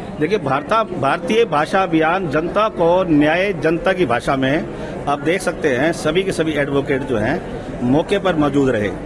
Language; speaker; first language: Hindi; native; Hindi